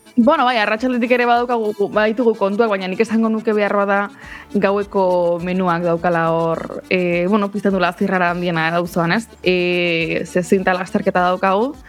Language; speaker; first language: Basque; native; Basque